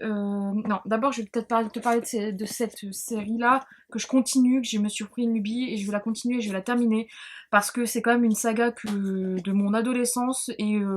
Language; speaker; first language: French; native; French